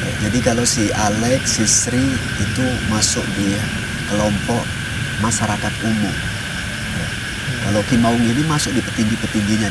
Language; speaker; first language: Indonesian; native; Indonesian